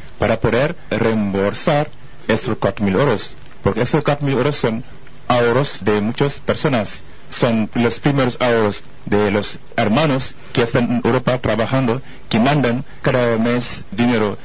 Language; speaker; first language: Spanish; non-native, fluent; Wolof